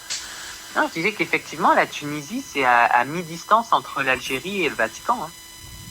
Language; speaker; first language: French; native; French